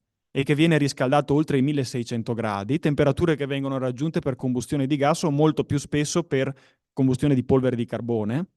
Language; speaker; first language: Italian; native; Italian